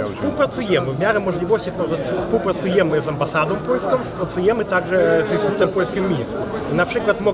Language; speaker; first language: Polish; non-native, fluent; Belarusian